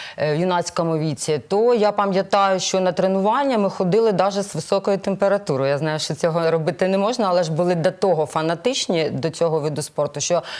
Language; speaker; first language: Ukrainian; native; Ukrainian